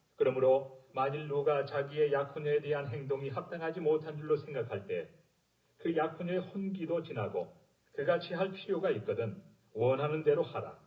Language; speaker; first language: Korean; native; Korean